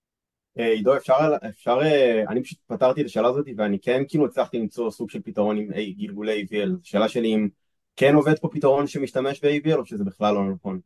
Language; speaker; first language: Hebrew; native; Hebrew